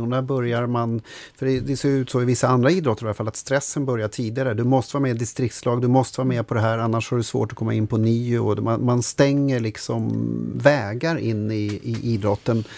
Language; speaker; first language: Swedish; native; Swedish